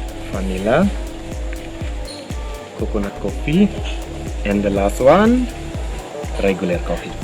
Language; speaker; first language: English; non-native, learner; Indonesian